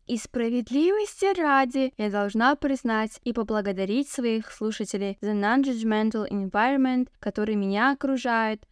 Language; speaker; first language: Russian; non-native, local second language; Kazakh